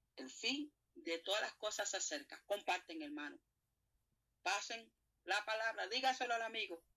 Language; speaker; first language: Spanish; native; Spanish